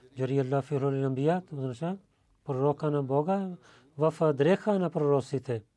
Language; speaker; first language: Bulgarian; non-native, learner; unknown